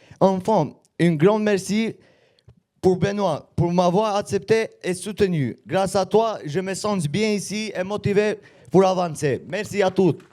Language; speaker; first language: French; non-native, learner; Albanian